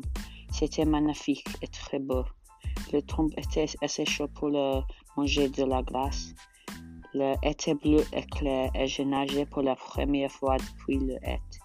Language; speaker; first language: French; non-native, learner; English